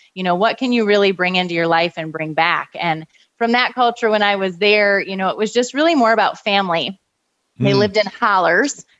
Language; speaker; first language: English; native; English